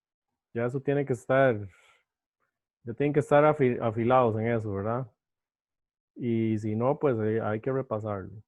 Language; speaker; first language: Spanish; native; Spanish